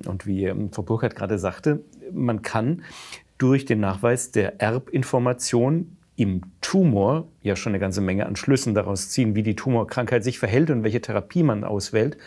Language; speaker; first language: German; native; German